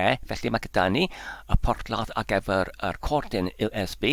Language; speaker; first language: Welsh; non-native, learner; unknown